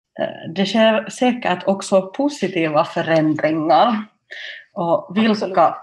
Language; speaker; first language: Swedish; non-native, local second language; Finnish